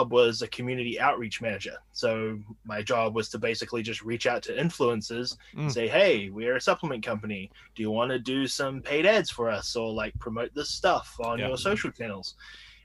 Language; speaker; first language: English; native; English